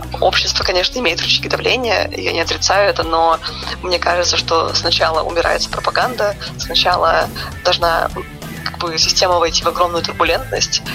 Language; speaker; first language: Russian; native; Russian